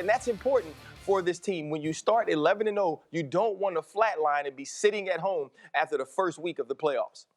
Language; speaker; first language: English; native; English